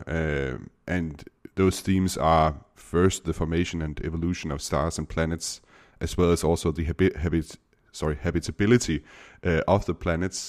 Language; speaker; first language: English; non-native, fluent; Danish